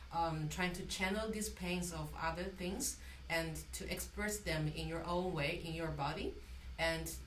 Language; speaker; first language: English; non-native, fluent; Chinese